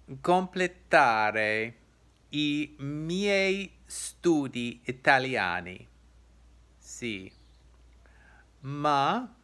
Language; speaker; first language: Italian; non-native, learner; English